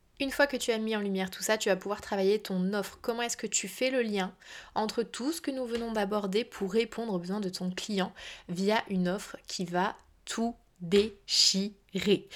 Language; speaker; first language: French; native; French